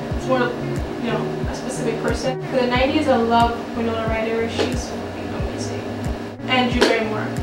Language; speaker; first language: English; native; English